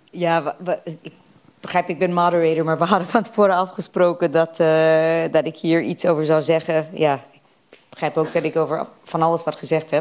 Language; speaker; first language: Dutch; non-native, fluent; English